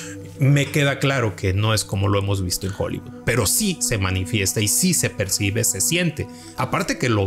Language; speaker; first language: Spanish; native; Spanish